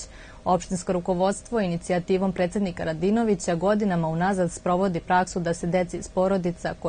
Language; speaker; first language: Serbian; native; Serbian